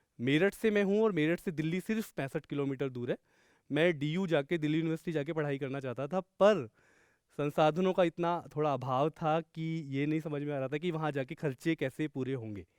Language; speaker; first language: Hindi; native; Hindi